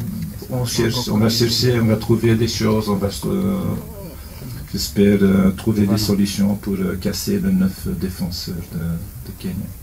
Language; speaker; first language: French; non-native, local second language; Dutch